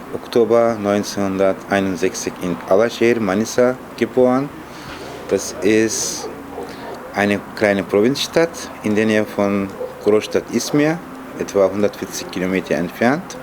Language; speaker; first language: German; non-native, fluent; Turkish